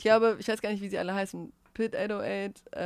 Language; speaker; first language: German; native; German